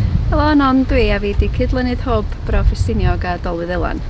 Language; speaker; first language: Welsh; native; Welsh